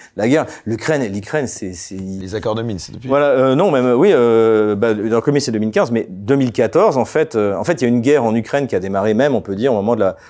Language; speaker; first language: French; native; French